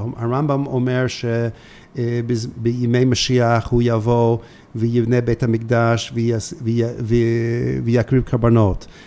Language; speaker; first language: Hebrew; non-native, fluent; English